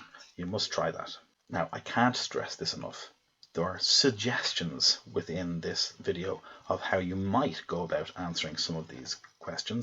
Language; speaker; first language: English; native; English